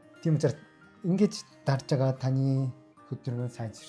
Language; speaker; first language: Mongolian; non-native, fluent; Japanese